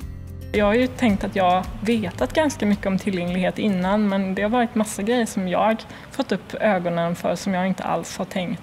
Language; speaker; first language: Swedish; native; Swedish